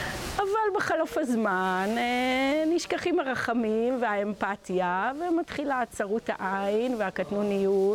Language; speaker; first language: Hebrew; native; Hebrew